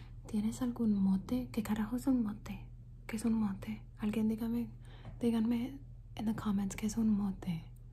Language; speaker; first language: Spanish; early bilingual, heritage; Spanish